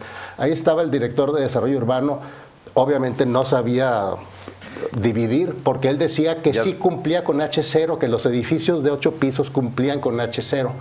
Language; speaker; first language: Spanish; native; Spanish